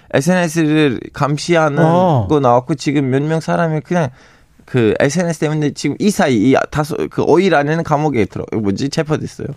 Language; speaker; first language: Korean; non-native, fluent; Turkish